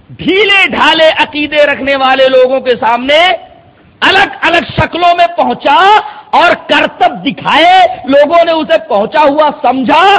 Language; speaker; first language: Urdu; native; Urdu